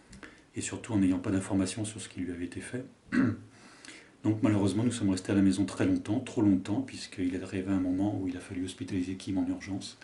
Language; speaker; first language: French; native; French